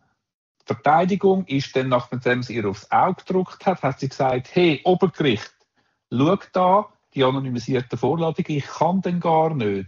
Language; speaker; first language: German; native; German